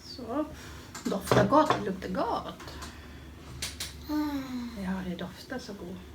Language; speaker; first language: Swedish; non-native, learner; Thai